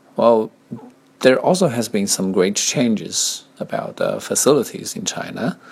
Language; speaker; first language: English; non-native, fluent; Chinese